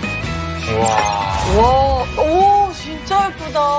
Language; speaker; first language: Korean; native; Korean